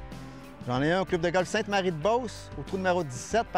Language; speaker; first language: French; native; French